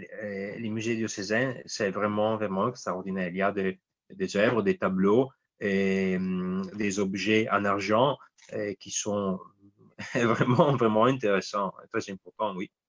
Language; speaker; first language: French; non-native, fluent; Italian